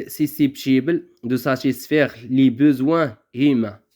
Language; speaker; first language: French; non-native, local second language; Arabic